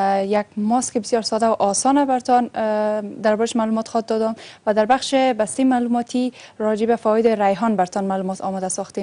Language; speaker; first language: Persian; native; Persian